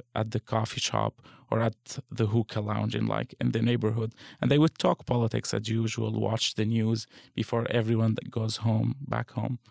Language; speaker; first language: English; non-native, fluent; Arabic